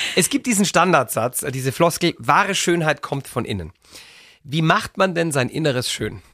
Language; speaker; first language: German; native; German